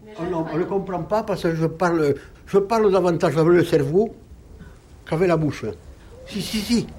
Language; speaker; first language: French; native; French